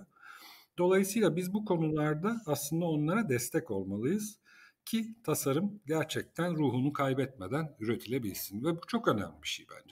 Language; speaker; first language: Turkish; native; Turkish